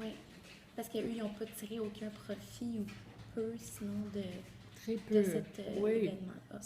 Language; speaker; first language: French; native; French